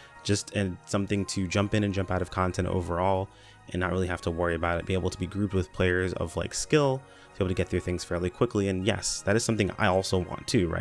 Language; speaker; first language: English; native; English